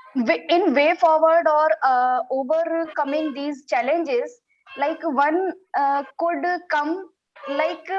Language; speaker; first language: English; non-native, local second language; Hindi